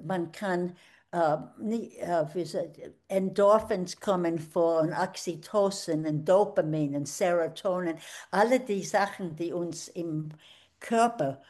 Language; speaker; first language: German; early bilingual, heritage; German